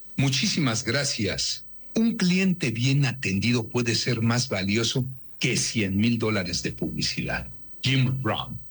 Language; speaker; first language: Spanish; native; Spanish